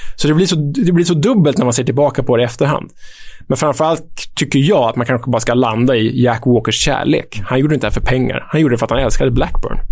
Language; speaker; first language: Swedish; native; Swedish